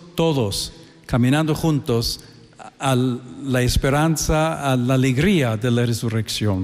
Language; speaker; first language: Spanish; non-native, fluent; English